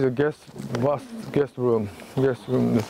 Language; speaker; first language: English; non-native, learner; Japanese